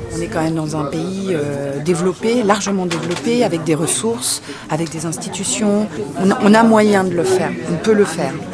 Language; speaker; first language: French; native; French